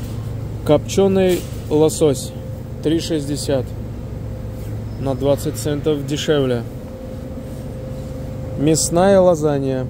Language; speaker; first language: Russian; native; Russian